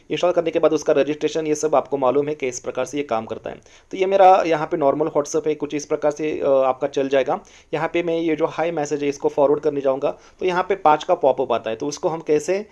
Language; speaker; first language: Hindi; non-native, local second language; Marathi